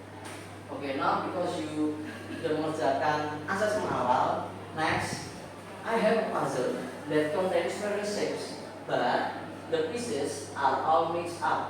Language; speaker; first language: English; non-native, learner; Indonesian